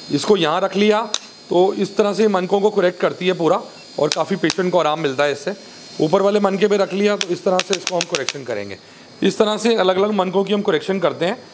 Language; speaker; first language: Hindi; native; Hindi